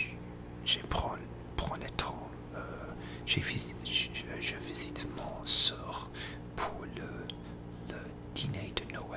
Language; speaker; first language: French; non-native, learner; English